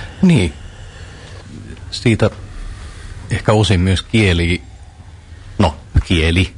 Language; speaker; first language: Finnish; native; Finnish